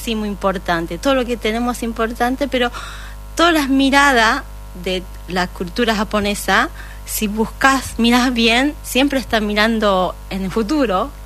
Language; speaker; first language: Spanish; non-native, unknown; Japanese